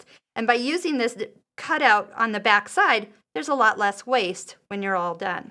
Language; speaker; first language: English; native; English